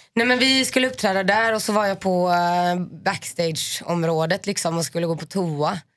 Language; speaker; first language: Swedish; native; Swedish